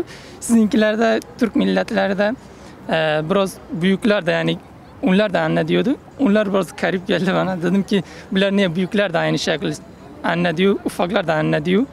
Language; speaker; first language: Turkish; non-native, learner; Uzbek